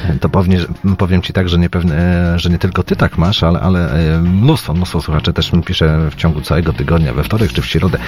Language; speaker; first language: Polish; native; Polish